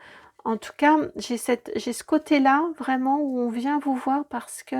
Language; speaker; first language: French; native; French